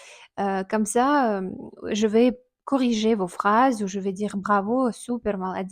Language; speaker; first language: French; non-native, fluent; Russian